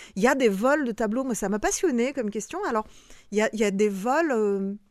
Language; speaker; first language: French; early bilingual, other home language; Bosnian